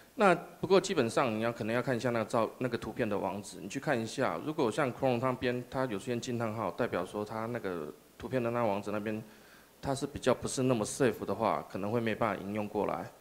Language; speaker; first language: Chinese; native; Chinese